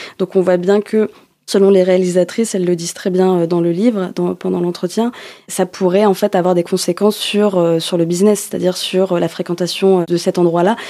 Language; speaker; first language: French; native; French